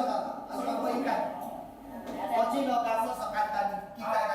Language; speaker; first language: Japanese; non-native, fluent; Chinese